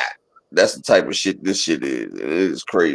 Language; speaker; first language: English; native; English